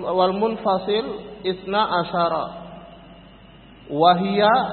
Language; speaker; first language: Arabic; non-native, learner; Indonesian